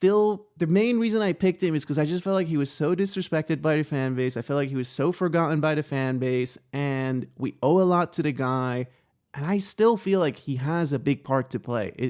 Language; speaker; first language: English; native; English